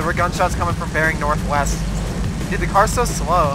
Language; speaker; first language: English; native; English